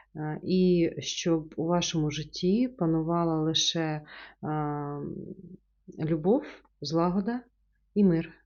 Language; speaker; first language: Ukrainian; non-native, local second language; Russian